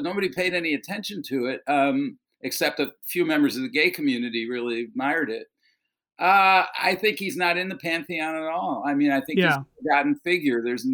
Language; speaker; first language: English; native; English